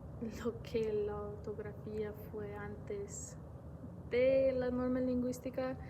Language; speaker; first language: Spanish; non-native, fluent; English